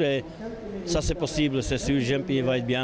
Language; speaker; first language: French; non-native, local second language; Dutch